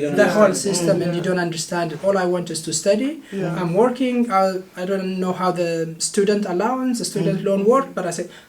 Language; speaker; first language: English; non-native, fluent; Oromo